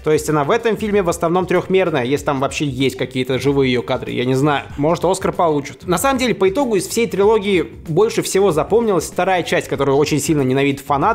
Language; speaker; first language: Russian; native; Russian